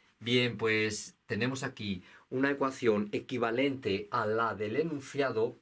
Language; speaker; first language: Spanish; native; Spanish